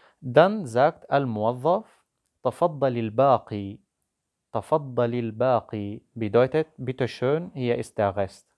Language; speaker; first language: German; non-native, fluent; Arabic